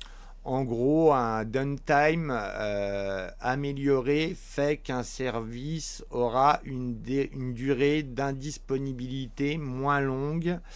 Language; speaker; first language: French; native; French